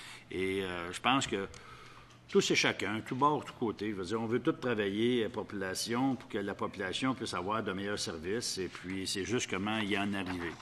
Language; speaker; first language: French; native; French